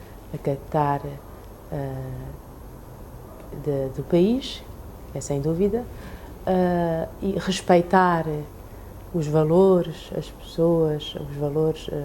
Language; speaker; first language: Portuguese; early bilingual, other home language; Chinese